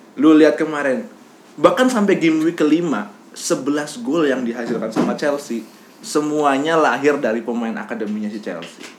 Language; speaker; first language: Indonesian; native; Indonesian